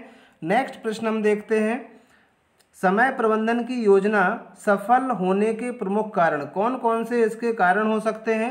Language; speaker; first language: Hindi; native; Hindi